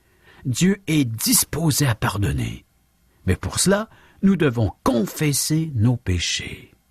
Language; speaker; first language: French; native; French